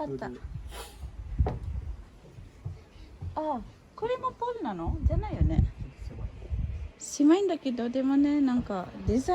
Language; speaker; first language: Japanese; non-native, fluent; Cebuano